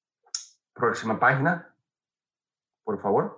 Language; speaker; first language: Spanish; non-native, fluent; English